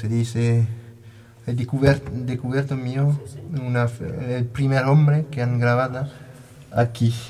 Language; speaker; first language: Spanish; non-native, learner; French